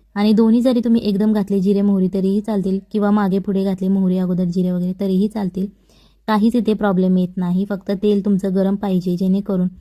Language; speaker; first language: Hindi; non-native, local second language; Marathi